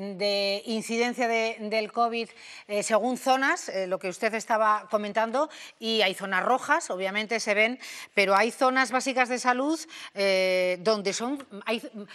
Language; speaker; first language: Spanish; native; Spanish